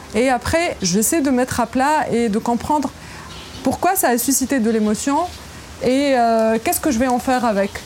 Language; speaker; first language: French; non-native, local second language; Arabic